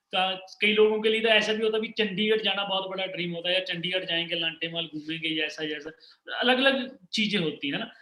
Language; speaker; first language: Hindi; non-native, local second language; Punjabi